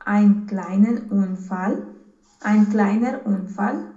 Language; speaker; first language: German; non-native, learner; Romanian